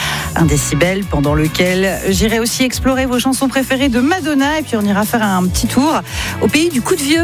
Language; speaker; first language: French; native; French